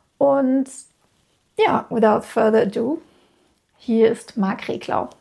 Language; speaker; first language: German; native; German